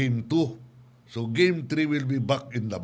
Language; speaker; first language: English; non-native, local second language; Chavacano